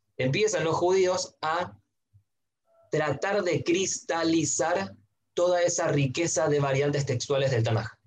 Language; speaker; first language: Spanish; native; Spanish